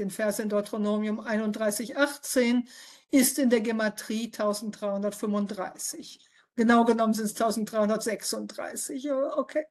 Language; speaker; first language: German; native; German